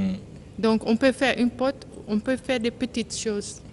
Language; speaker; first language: French; non-native, learner; Dutch